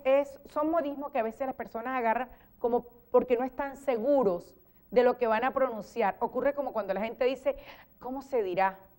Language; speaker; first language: Spanish; native; Spanish